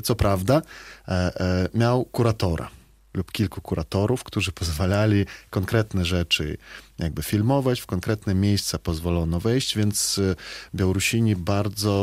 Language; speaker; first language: Polish; non-native, fluent; Belarusian